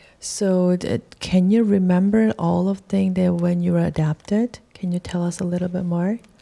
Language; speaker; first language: English; non-native, fluent; Korean